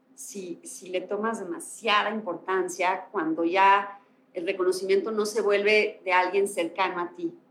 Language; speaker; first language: Spanish; native; Spanish